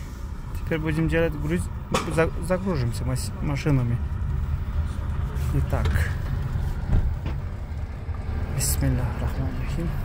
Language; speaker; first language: Russian; non-native, learner; Uzbek